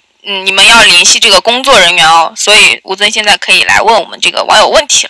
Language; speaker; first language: Chinese; native; Chinese